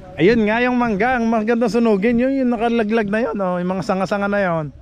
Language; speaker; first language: Filipino; native; Filipino